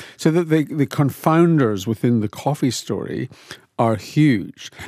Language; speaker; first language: English; native; English